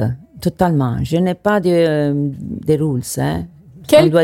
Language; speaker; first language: French; non-native, learner; Italian